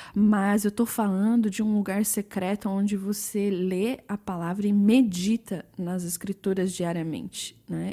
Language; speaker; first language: Portuguese; early bilingual, other home language; English